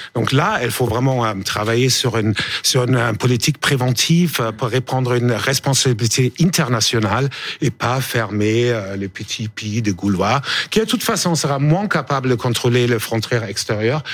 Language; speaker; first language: French; non-native, fluent; German